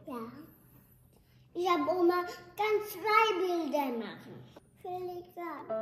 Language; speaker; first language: German; early bilingual, other home language; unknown